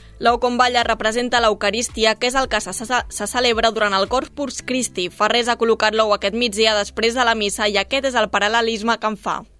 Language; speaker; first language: Catalan; native; Catalan